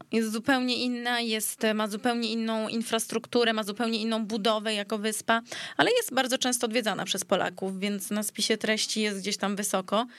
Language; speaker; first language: Polish; early bilingual, heritage; Greek